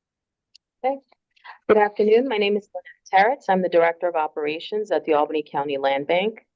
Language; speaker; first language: English; native; English